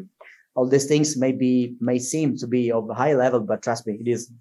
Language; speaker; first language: English; non-native, fluent; Italian